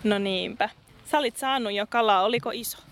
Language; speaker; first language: Finnish; native; Finnish